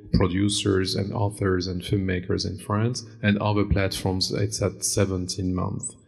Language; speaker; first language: English; non-native, fluent; German